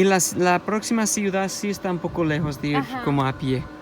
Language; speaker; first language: Spanish; non-native, fluent; English